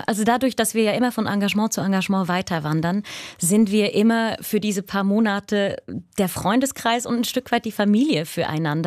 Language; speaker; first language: German; native; German